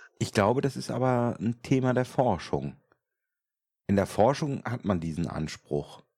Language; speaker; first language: German; native; German